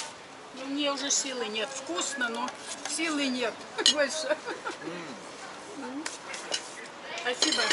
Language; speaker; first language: Russian; native; Russian